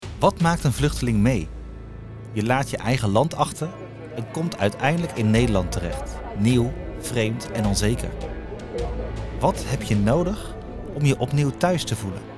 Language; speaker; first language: Dutch; native; Dutch